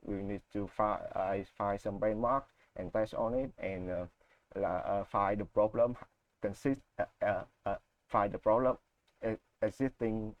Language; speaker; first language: English; non-native, learner; Vietnamese